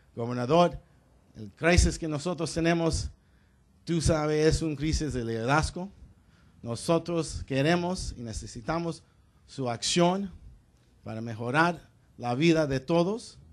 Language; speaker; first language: Spanish; early bilingual, other home language; English